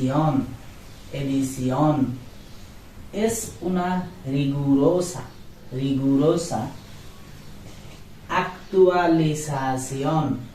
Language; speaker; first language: Spanish; non-native, learner; Bangla